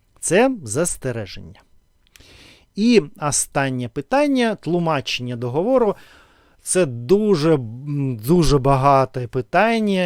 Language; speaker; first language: Ukrainian; non-native, learner; Russian